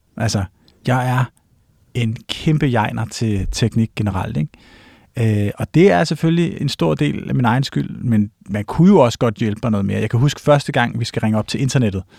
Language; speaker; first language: Danish; native; Danish